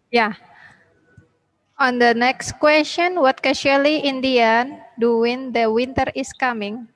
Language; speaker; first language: English; non-native, learner; Indonesian